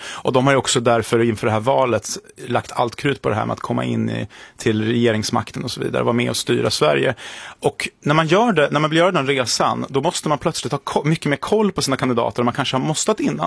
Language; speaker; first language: Swedish; native; Swedish